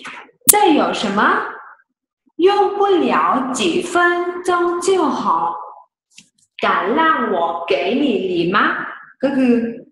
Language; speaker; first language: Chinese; non-native, fluent; Thai